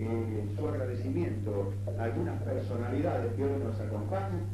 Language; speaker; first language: Spanish; native; Spanish